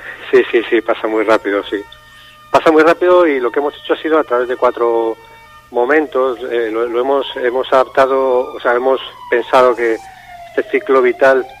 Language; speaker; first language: Spanish; native; Spanish